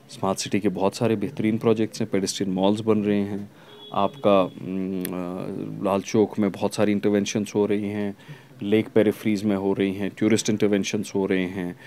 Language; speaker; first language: Hindi; non-native, local second language; Kashmiri